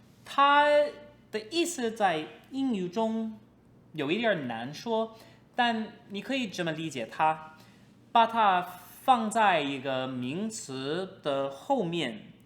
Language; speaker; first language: Chinese; non-native, fluent; English